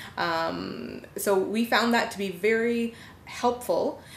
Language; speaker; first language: English; native; English